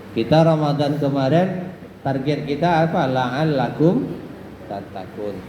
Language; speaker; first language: Malay; non-native, local second language; Minangkabau